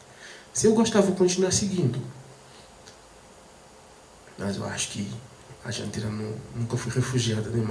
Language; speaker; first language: Portuguese; non-native, fluent; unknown